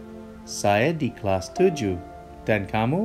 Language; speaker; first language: Indonesian; non-native, learner; English